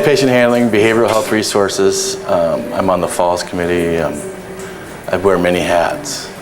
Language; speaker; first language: English; native; English